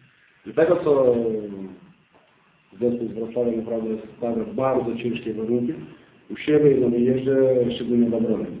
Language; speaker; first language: Polish; non-native, learner; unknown